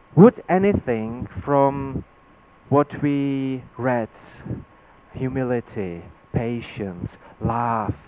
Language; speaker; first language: English; non-native, fluent; Czech